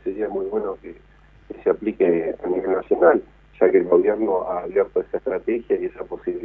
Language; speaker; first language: Spanish; native; Spanish